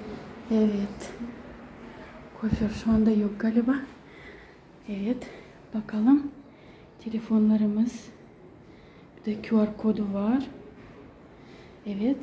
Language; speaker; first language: Turkish; non-native, learner; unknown